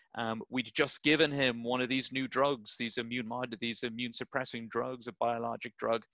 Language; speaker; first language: English; native; English